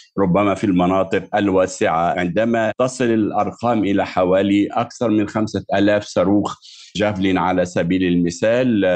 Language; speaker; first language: Arabic; native; Arabic